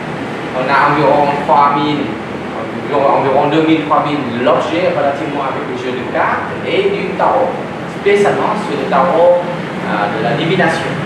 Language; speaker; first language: French; non-native, learner; Vietnamese